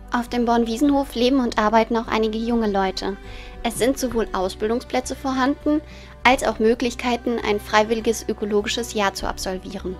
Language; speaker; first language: German; native; German